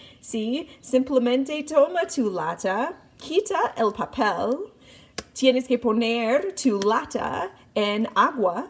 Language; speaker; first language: Spanish; non-native, fluent; English